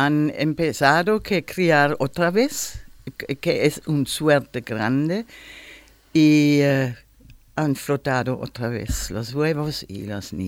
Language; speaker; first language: Spanish; non-native, learner; German